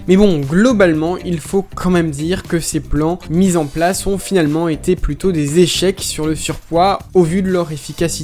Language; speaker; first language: French; native; French